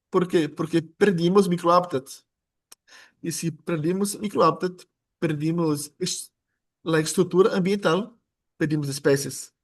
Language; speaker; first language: Spanish; non-native, fluent; Portuguese